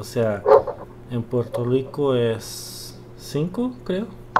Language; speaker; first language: Spanish; non-native, fluent; Korean